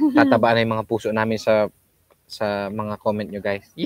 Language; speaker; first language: Filipino; native; Filipino